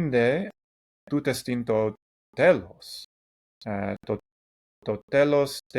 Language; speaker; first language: Greek; non-native, fluent; English